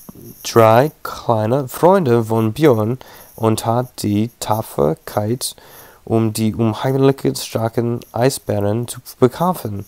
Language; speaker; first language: German; non-native, learner; English